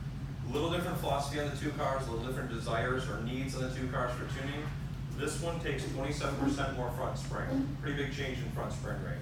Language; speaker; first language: English; native; English